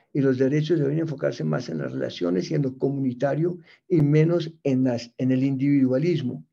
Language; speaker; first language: Spanish; early bilingual, other home language; English